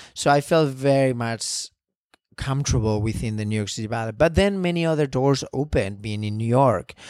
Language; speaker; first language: English; non-native, fluent; Spanish